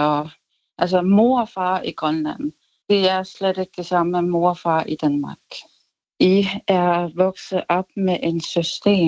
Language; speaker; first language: Danish; non-native, local second language; Kalaallisut